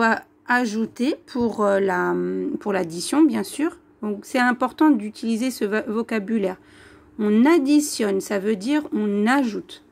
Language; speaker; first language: French; native; French